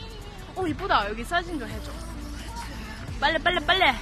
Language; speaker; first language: Korean; non-native, learner; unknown